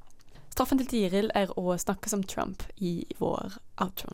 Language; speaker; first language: Norwegian; non-native, fluent; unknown